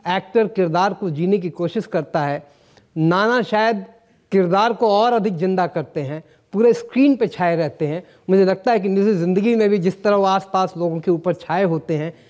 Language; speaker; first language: Hindi; native; Hindi